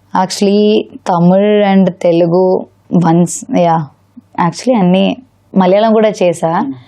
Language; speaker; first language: Telugu; non-native, learner; Malayalam